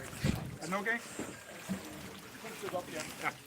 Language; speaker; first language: Danish; native; Danish